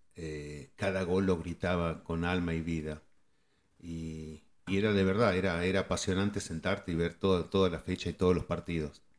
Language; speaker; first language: Spanish; native; Spanish